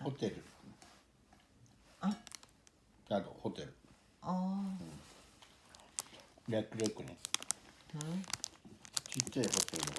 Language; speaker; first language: Japanese; native; Japanese